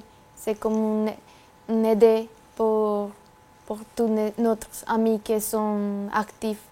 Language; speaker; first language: French; non-native, learner; Spanish